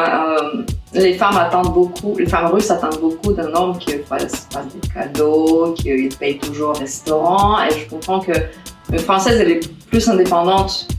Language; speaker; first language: French; non-native, fluent; Russian